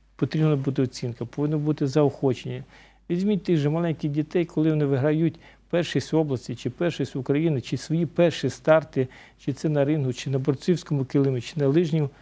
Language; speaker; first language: Ukrainian; native; Ukrainian